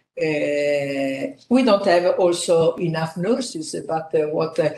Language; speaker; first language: English; non-native, fluent; Italian